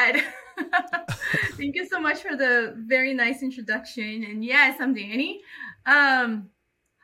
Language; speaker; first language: English; non-native, fluent; Portuguese